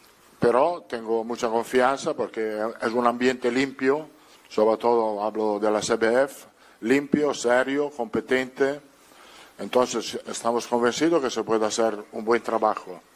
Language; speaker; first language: Spanish; non-native, fluent; Italian